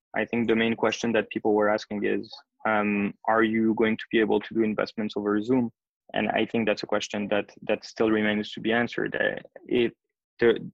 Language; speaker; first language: English; non-native, fluent; French